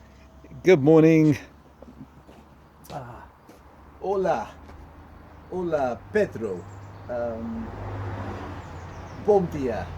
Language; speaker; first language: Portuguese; non-native, learner; English